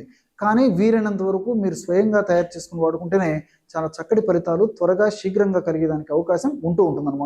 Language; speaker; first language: Telugu; native; Telugu